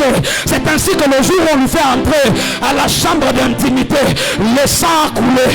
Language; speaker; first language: French; non-native, local second language; Swahili